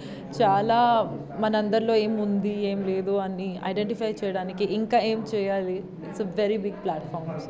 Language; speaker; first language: Telugu; non-native, local second language; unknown